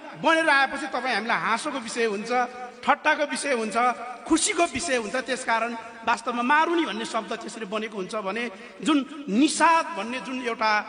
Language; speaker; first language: Nepali; non-native, local second language; Eastern Tamang